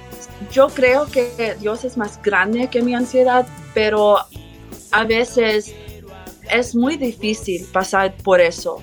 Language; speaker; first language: Spanish; early bilingual, heritage; English